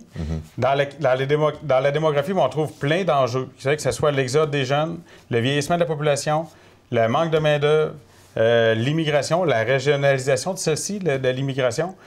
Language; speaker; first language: French; native; French